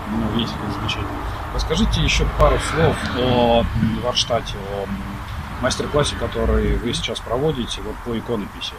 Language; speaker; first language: Russian; native; Russian